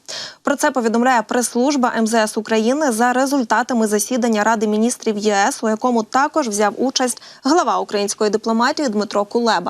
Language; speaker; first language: Ukrainian; native; Ukrainian